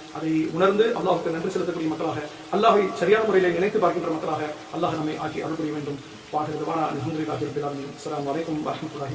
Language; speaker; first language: Tamil; native; Tamil